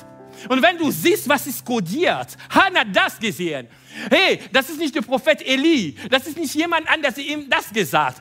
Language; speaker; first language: German; non-native, fluent; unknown